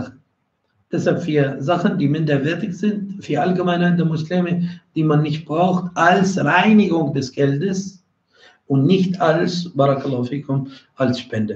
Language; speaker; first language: German; non-native, fluent; Arabic